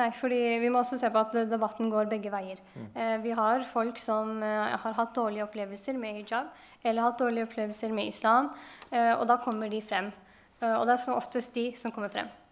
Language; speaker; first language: Norwegian; early bilingual, other home language; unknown